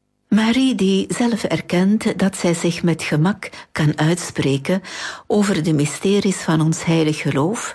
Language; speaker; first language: Dutch; native; Dutch